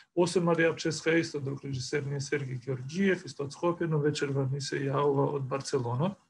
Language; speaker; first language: Macedonian; non-native, local second language; Albanian